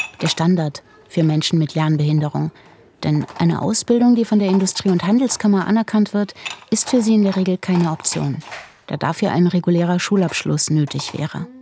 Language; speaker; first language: German; native; German